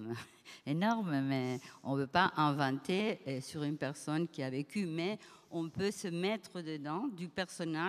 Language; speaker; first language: French; non-native, fluent; Spanish